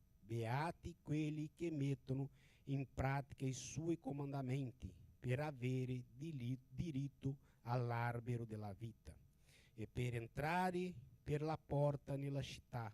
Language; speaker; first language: Italian; non-native, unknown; Portuguese